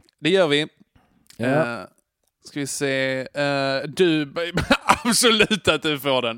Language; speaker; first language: Swedish; native; Swedish